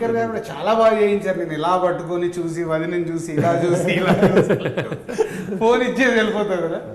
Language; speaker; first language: Telugu; native; Telugu